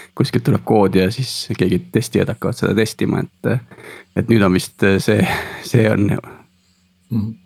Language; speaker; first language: Estonian; native; Estonian